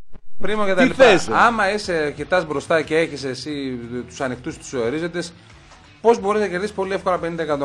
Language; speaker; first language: Greek; native; Greek